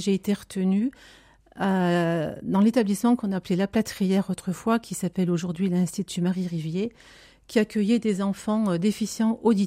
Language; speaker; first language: French; native; French